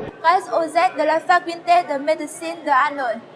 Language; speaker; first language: French; non-native, fluent; Vietnamese